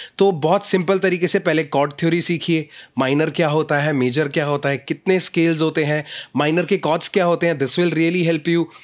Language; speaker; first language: Hindi; native; Hindi